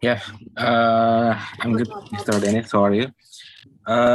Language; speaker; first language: English; non-native, learner; Indonesian